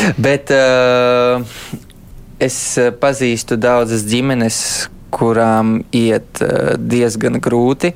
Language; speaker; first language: Latvian; early bilingual, heritage; Latvian